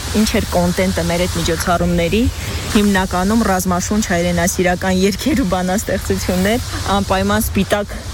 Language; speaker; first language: Armenian; native; Armenian